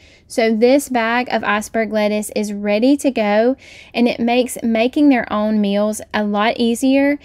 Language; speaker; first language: English; native; English